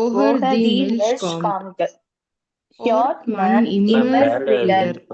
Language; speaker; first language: German; non-native, learner; Tamil